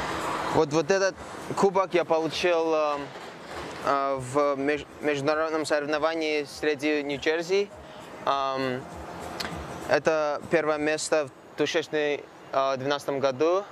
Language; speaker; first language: Russian; non-native, local second language; Karachay-Balkar